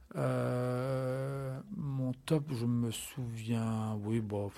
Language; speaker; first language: French; native; French